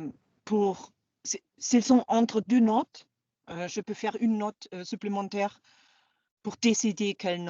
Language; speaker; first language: French; non-native, fluent; German